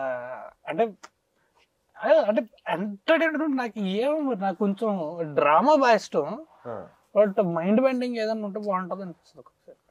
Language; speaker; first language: Telugu; native; Telugu